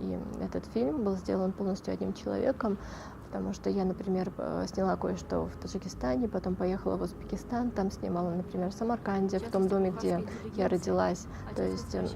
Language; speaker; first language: Russian; non-native, local second language; Tajik